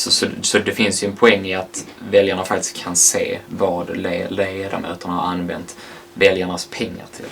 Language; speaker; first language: Swedish; native; Swedish